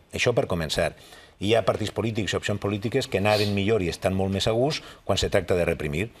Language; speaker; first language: Catalan; native; Catalan